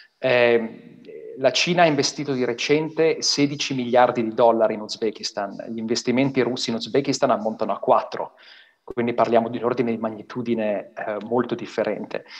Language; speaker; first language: Italian; native; Italian